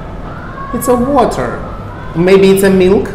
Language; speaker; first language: English; non-native, fluent; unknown